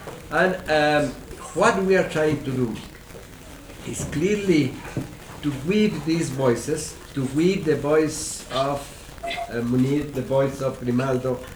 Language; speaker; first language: English; non-native, fluent; Spanish